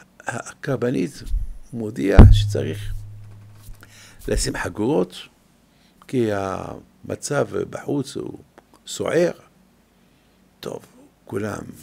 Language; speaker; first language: Hebrew; non-native, fluent; French